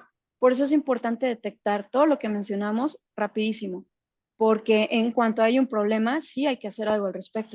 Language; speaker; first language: Spanish; native; Spanish